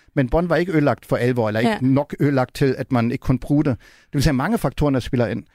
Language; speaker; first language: Danish; non-native, fluent; German